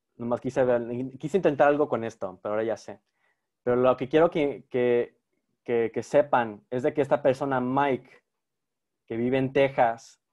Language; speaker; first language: Spanish; early bilingual, heritage; Spanish